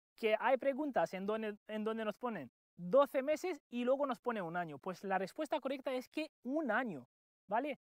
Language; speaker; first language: Spanish; non-native, fluent; Romanian